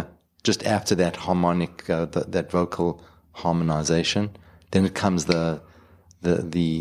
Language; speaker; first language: English; native; English